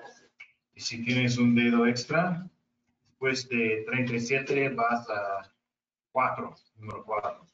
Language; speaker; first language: Spanish; non-native, fluent; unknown